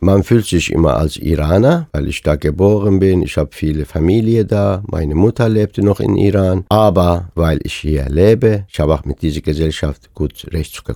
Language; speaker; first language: German; non-native, fluent; Persian